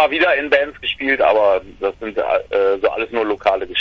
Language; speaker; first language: German; native; German